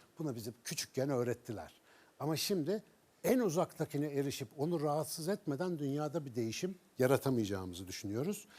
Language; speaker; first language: Turkish; native; Turkish